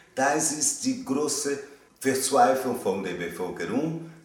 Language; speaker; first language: German; non-native, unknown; Portuguese